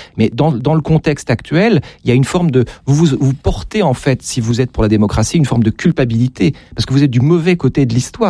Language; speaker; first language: French; native; French